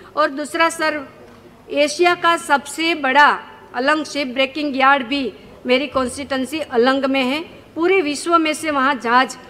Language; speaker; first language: Hindi; non-native, local second language; Gujarati